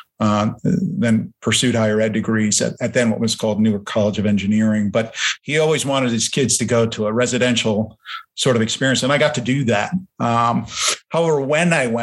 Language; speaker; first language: English; early bilingual, other home language; German